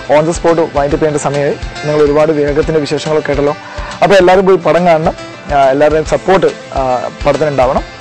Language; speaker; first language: Malayalam; native; Malayalam